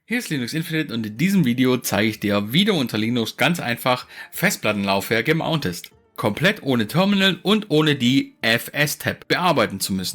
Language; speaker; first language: German; native; German